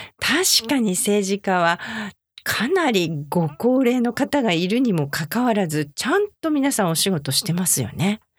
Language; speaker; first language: Japanese; native; Japanese